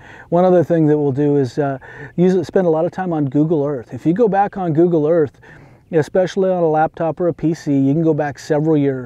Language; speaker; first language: English; native; English